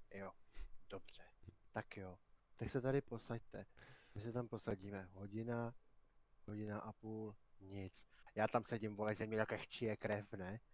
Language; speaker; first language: Czech; native; Czech